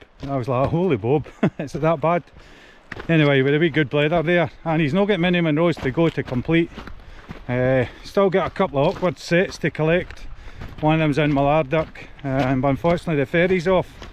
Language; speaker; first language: English; native; English